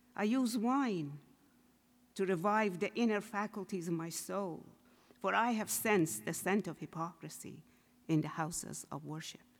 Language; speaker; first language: English; non-native, fluent; Persian